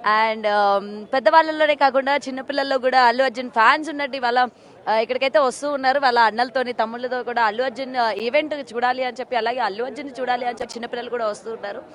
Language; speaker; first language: Telugu; native; Telugu